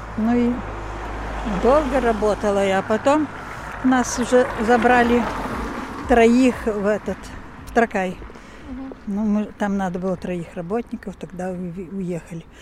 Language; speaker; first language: Russian; non-native, local second language; Polish